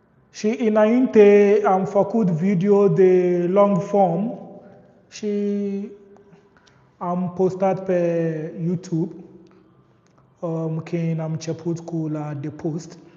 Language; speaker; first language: Romanian; non-native, learner; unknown